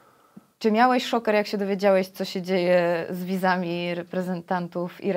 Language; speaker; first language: Polish; native; Polish